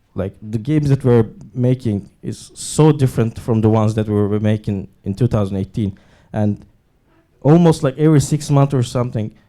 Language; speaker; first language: English; non-native, fluent; Turkish